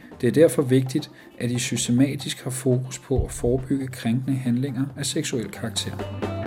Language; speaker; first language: Danish; native; Danish